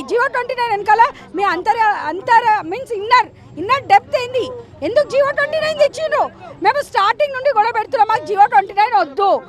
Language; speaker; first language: Telugu; native; Telugu